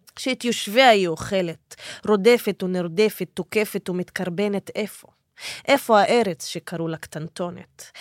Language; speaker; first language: Hebrew; non-native, local second language; Arabic